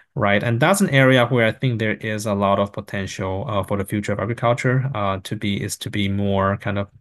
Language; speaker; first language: English; non-native, fluent; Chinese